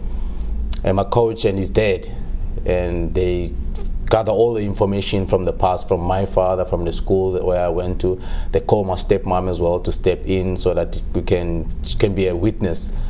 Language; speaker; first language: English; non-native, local second language; Xhosa